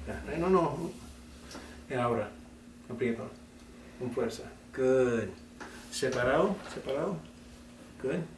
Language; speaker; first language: Spanish; non-native, learner; English